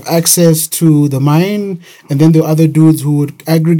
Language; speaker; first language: English; non-native, local second language; Shona